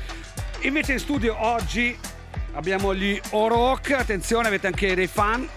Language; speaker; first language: Italian; native; Italian